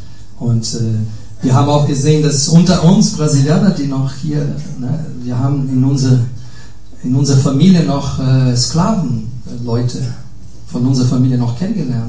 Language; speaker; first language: German; non-native, fluent; Portuguese